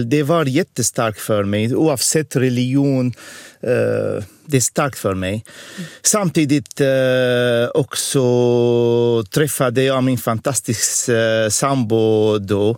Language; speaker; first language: Swedish; non-native, fluent; Arabic